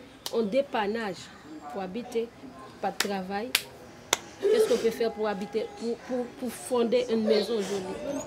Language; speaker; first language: French; non-native, learner; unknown